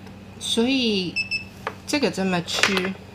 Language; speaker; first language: Chinese; non-native, learner; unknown